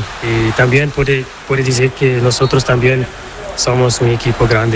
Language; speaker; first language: Spanish; non-native, learner; Portuguese